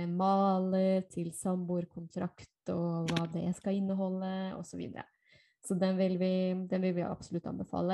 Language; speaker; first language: Norwegian; non-native, fluent; Spanish